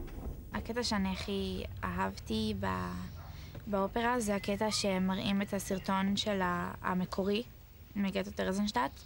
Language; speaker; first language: Hebrew; native; Hebrew